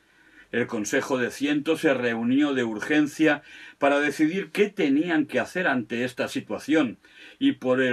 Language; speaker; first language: Spanish; non-native, local second language; Catalan